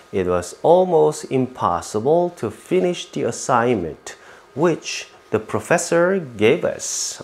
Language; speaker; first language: English; non-native, fluent; Korean